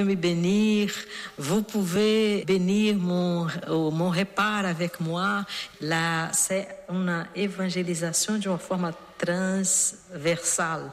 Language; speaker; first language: French; non-native, learner; Portuguese